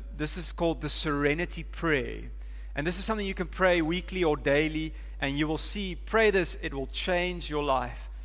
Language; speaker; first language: English; non-native, local second language; Afrikaans